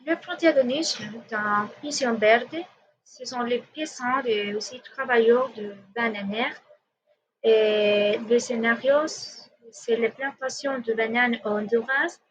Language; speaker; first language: French; non-native, learner; Spanish